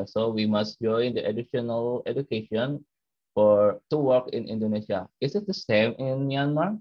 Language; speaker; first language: English; non-native, learner; Indonesian